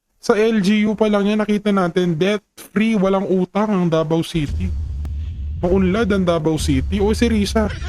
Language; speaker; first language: Filipino; native; Filipino